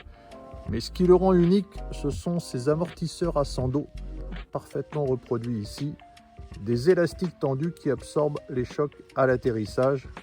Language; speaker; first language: French; native; French